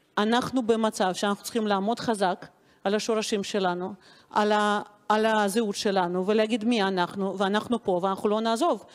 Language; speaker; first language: Hebrew; non-native, fluent; Russian